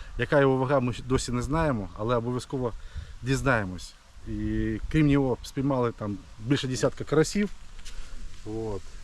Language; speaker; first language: Ukrainian; non-native, local second language; Russian